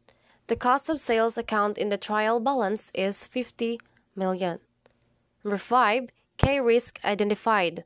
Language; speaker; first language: English; non-native, local second language; Cebuano